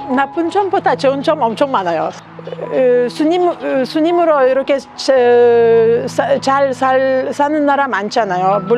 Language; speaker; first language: Korean; non-native, learner; Lithuanian